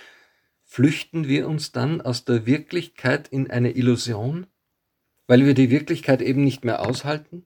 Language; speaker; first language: German; native; German